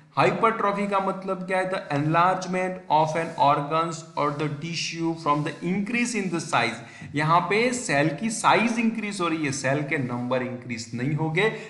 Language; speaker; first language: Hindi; non-native, local second language; Gujarati